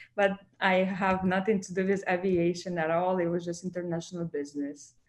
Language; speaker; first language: English; non-native, fluent; Russian